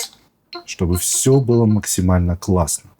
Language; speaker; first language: Russian; native; Russian